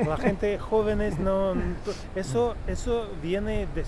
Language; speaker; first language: Spanish; non-native, fluent; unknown